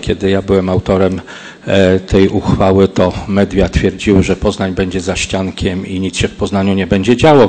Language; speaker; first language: Polish; native; Polish